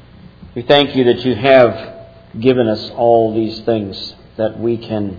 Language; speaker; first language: English; native; English